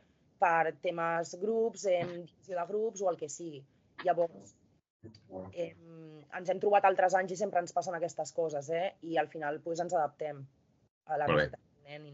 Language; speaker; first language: Catalan; native; Catalan